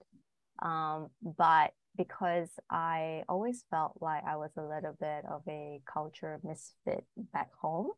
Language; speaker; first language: English; non-native, local second language; Chinese